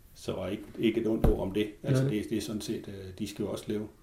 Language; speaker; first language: Danish; native; Danish